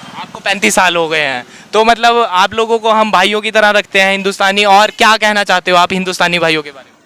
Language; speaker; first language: Hindi; native; Hindi